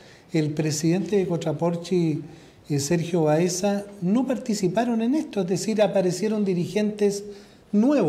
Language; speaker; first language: Spanish; native; Spanish